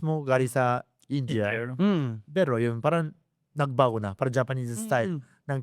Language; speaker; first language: Filipino; non-native, learner; Japanese